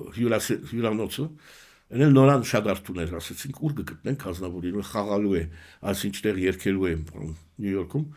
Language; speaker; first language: Armenian; early bilingual, heritage; Armenian